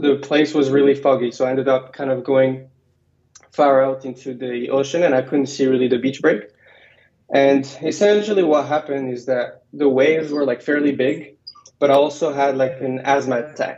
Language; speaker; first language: English; non-native, fluent; Arabic